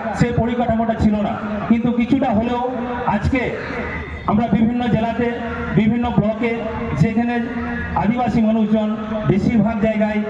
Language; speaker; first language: Bangla; non-native, local second language; Santali